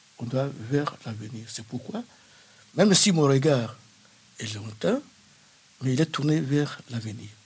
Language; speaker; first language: French; non-native, local second language; Kongo